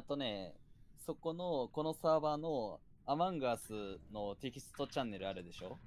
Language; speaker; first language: Japanese; native; Japanese